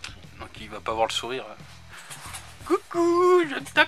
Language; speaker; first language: French; native; French